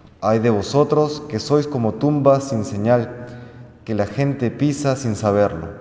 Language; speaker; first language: Spanish; native; Spanish